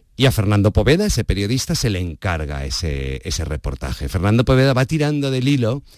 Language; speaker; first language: Spanish; native; Spanish